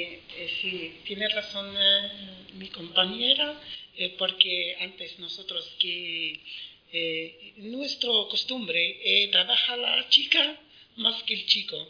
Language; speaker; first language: Spanish; non-native, learner; Arabic